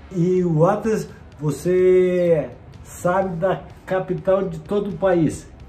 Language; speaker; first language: Portuguese; native; Portuguese